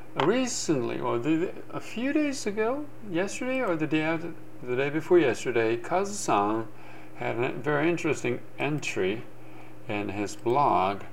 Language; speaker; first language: English; non-native, fluent; Japanese